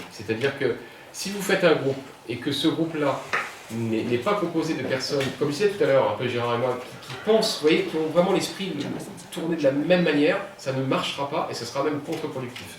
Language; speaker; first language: French; native; French